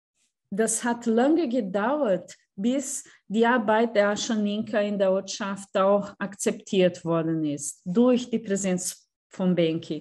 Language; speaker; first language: German; non-native, fluent; Portuguese